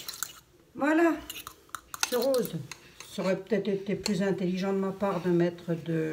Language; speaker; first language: French; native; French